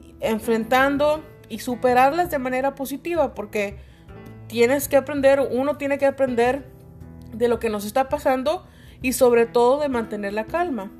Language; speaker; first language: Spanish; native; Spanish